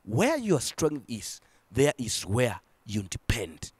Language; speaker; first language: English; non-native, local second language; Swahili